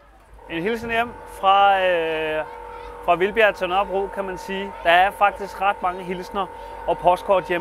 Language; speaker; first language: Danish; native; Danish